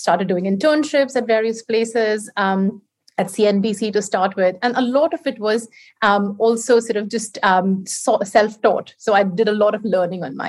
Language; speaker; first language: English; non-native, local second language; Hindi